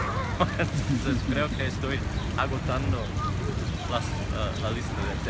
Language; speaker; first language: Spanish; non-native, fluent; English